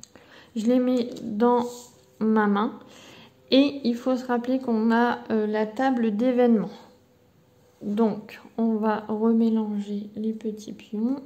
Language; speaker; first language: French; native; French